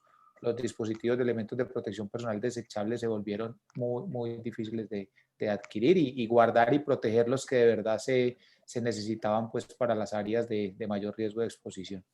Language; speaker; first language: Spanish; native; Spanish